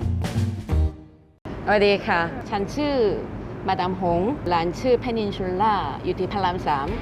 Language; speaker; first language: Thai; non-native, learner; Korean